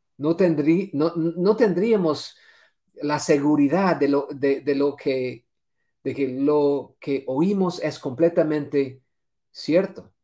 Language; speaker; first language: Spanish; non-native, fluent; English